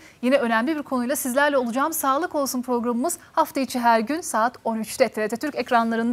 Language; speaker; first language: Turkish; native; Turkish